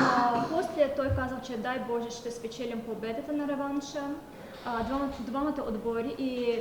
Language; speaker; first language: Bulgarian; non-native, learner; Azerbaijani